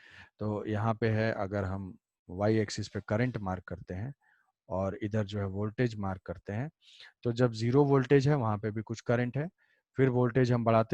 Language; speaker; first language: Hindi; native; Hindi